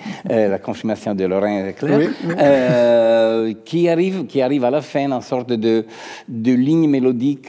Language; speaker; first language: French; non-native, fluent; Italian